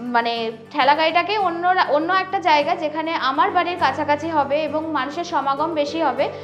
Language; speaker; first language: Bangla; native; Bangla